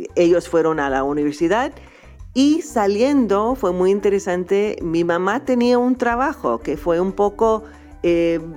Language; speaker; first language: Spanish; non-native, fluent; English